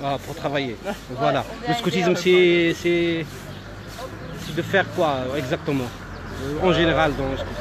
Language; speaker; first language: French; non-native, local second language; Arabic